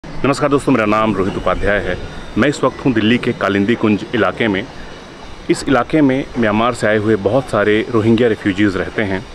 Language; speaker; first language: Hindi; native; Hindi